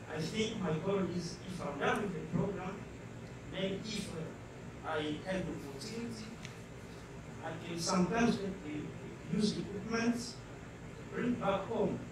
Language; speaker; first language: English; non-native, fluent; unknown